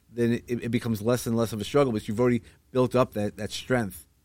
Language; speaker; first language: English; native; English